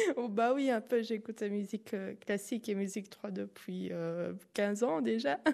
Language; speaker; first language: French; native; French